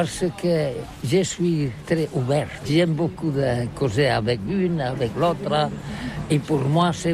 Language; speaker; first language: French; non-native, learner; Catalan